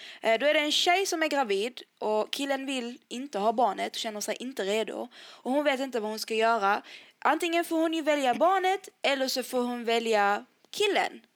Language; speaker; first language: Swedish; early bilingual, other home language; Arabic